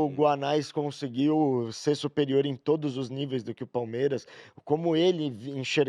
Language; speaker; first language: Portuguese; native; Portuguese